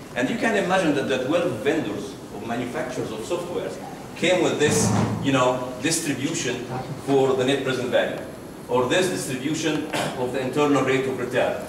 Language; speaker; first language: English; non-native, fluent; Arabic